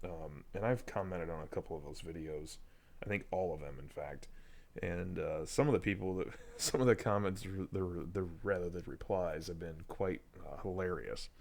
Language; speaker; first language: English; native; English